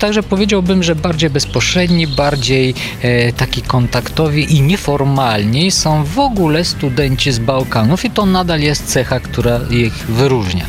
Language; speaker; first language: Polish; non-native, fluent; Bulgarian